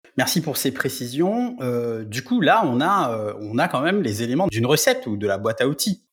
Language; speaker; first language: French; native; French